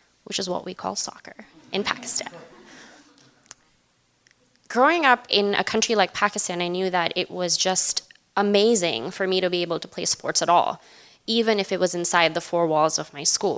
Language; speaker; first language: English; non-native, local second language; Urdu